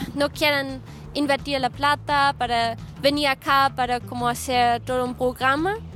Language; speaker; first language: Spanish; non-native, fluent; German